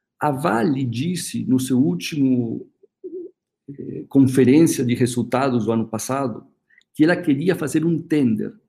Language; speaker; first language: Portuguese; early bilingual, other home language; Spanish